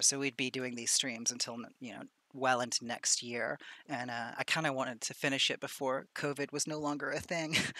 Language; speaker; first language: English; native; English